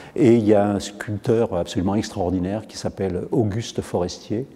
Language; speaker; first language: French; native; French